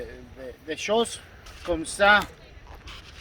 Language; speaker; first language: French; non-native, fluent; Spanish